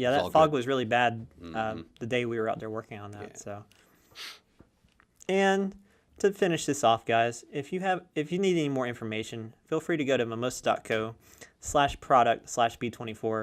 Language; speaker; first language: English; native; English